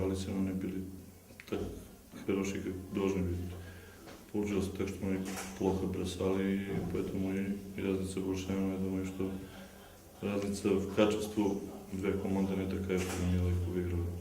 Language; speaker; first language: Russian; non-native, learner; Serbian